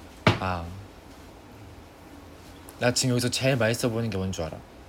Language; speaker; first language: Korean; native; Korean